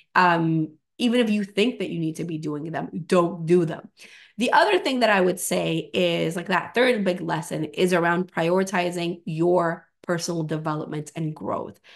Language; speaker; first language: English; non-native, fluent; Spanish